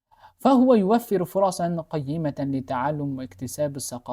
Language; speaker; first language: Arabic; non-native, fluent; Uzbek